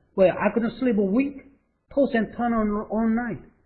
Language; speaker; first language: English; non-native, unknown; Korean